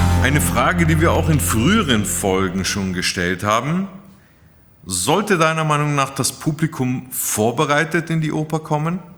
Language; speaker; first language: German; native; German